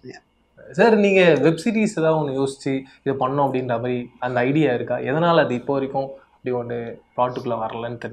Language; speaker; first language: Tamil; native; Tamil